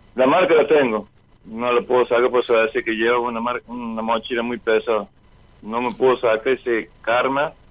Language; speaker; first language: Spanish; native; Spanish